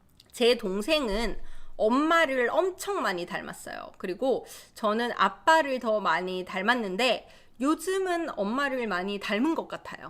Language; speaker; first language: Korean; native; Korean